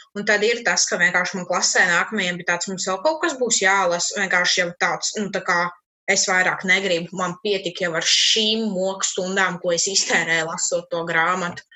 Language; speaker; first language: Latvian; native; Latvian